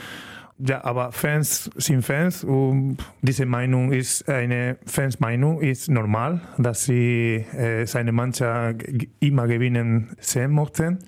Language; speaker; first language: German; non-native, learner; Spanish